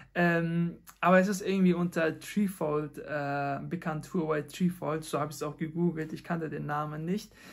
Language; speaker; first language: German; non-native, fluent; Persian